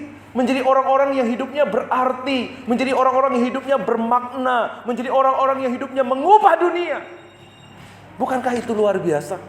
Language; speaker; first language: Indonesian; native; Indonesian